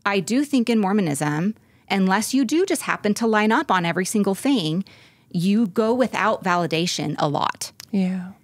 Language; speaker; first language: English; native; English